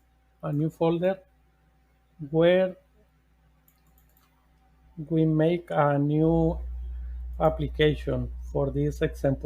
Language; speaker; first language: English; non-native, learner; Spanish